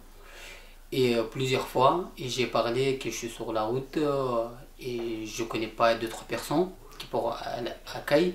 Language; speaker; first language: French; non-native, learner; Persian